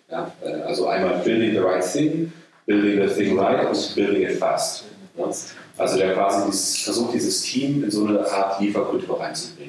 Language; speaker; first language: German; native; German